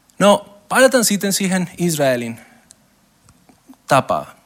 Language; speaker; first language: Finnish; non-native, learner; Spanish